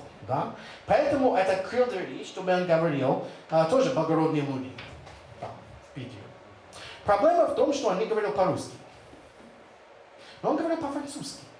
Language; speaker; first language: Russian; non-native, fluent; English